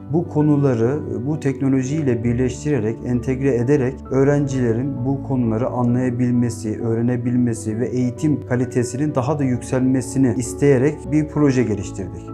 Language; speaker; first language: Turkish; native; Turkish